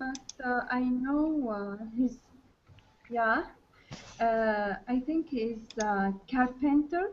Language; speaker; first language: English; non-native, learner; Arabic